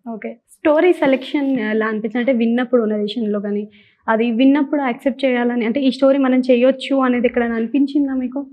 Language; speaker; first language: Telugu; native; Telugu